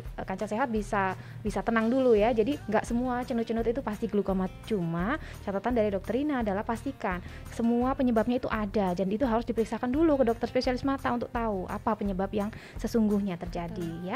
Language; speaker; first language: Indonesian; native; Indonesian